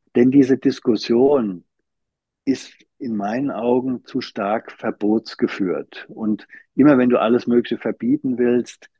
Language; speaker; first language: German; native; German